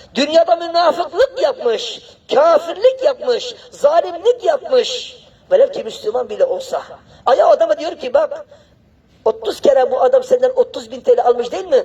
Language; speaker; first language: Turkish; non-native, fluent; Arabic